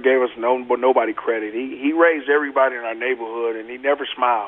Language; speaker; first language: English; native; English